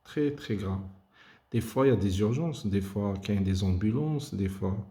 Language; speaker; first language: French; non-native, local second language; Arabic